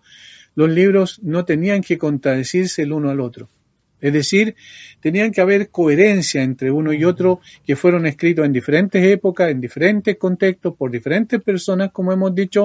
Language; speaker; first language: Spanish; native; Spanish